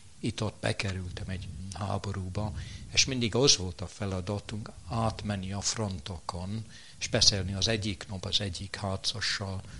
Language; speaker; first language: Hungarian; non-native, fluent; English